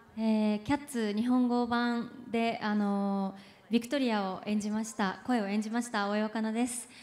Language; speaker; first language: Japanese; native; Japanese